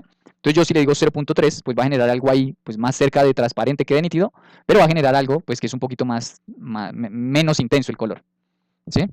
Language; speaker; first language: Spanish; native; Spanish